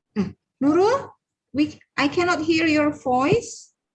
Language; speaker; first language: English; non-native, fluent; Indonesian